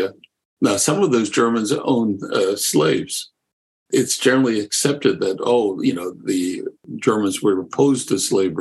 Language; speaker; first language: English; native; English